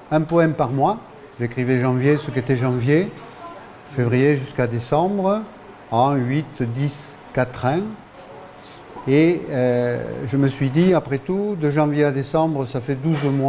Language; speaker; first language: French; native; French